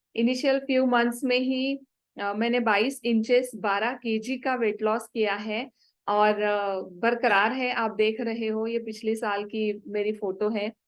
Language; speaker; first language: Hindi; non-native, local second language; Marathi